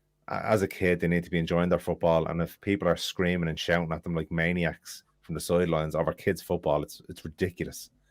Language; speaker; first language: English; native; English